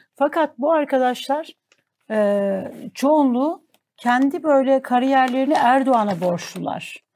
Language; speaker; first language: Turkish; native; Turkish